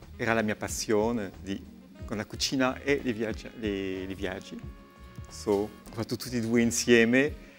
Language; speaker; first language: Italian; non-native, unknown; French